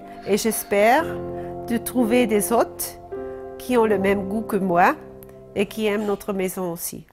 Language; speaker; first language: French; non-native, fluent; German